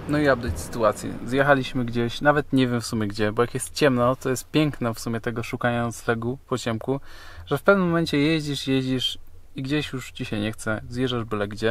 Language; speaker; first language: Polish; native; Polish